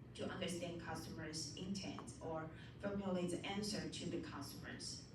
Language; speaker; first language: English; non-native, fluent; Chinese